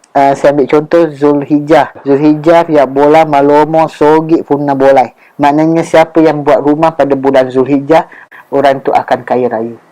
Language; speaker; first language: Malay; native; Malay